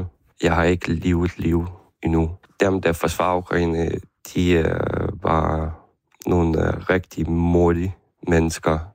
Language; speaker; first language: Danish; non-native, learner; Ukrainian